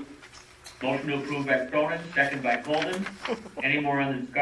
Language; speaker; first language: English; native; English